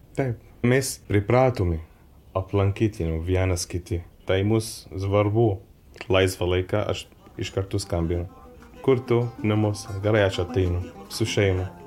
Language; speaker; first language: Lithuanian; non-native, learner; Arabic